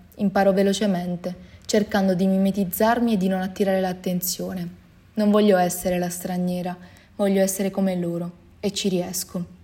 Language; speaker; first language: Italian; early bilingual, other home language; Albanian